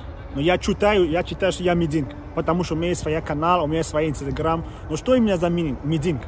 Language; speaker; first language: Russian; non-native, learner; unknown